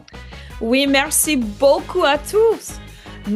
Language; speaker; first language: French; non-native, fluent; English